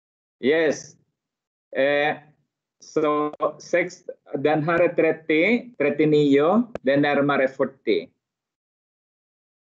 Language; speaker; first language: Swedish; non-native, fluent; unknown